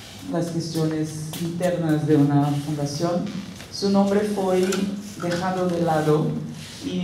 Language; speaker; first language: Spanish; non-native, fluent; Portuguese